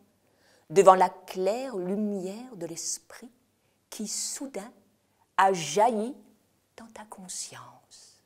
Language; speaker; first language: French; native; French